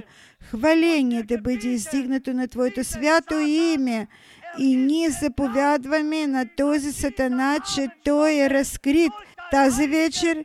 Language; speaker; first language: Bulgarian; non-native, fluent; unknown